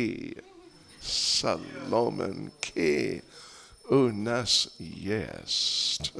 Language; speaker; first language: Russian; non-native, fluent; English